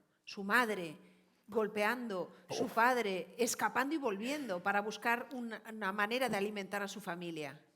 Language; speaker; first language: Spanish; native; Spanish